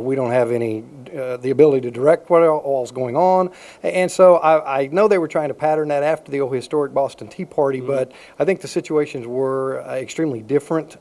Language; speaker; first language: English; native; English